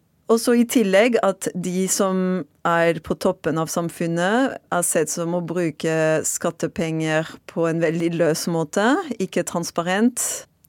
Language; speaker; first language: Norwegian; non-native, fluent; French